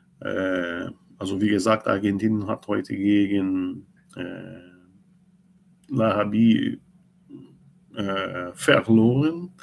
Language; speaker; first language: German; non-native, learner; Portuguese